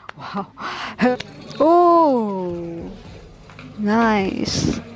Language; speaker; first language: English; non-native, learner; Indonesian